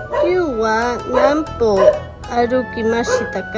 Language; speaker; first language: Japanese; non-native, learner; Portuguese